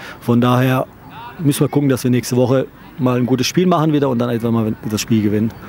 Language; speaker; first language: German; early bilingual, other home language; Turkish